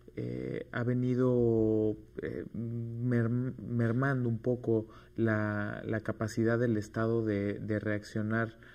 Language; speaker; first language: Spanish; native; Spanish